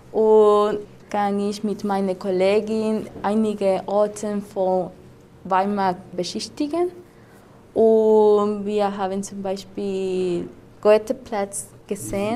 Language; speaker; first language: German; non-native, learner; Spanish